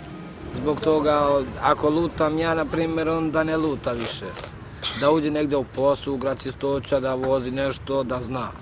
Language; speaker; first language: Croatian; non-native, local second language; Romany